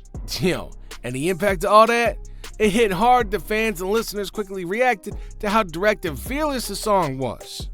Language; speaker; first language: English; native; English